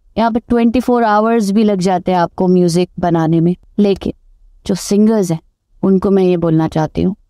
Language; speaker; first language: Hindi; native; Hindi